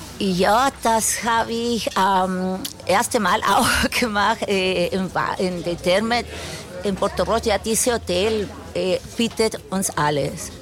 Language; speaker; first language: German; non-native, fluent; Spanish